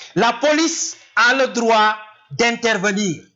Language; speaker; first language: French; non-native, local second language; Wolof